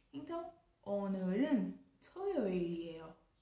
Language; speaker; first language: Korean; non-native, learner; Portuguese